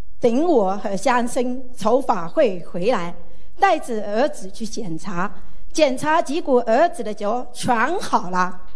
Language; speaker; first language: Chinese; native; Chinese